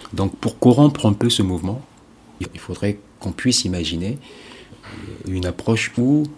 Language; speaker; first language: French; non-native, local second language; Ewe